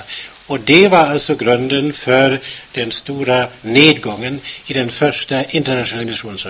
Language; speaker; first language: Swedish; non-native, fluent; German